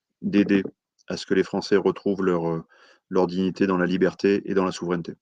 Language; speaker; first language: French; native; French